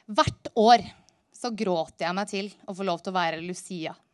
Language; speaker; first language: Norwegian; native; Norwegian